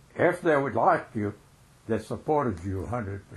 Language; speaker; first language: English; early bilingual, other home language; French